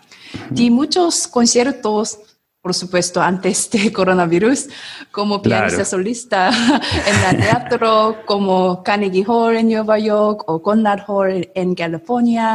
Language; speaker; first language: Spanish; non-native, learner; Korean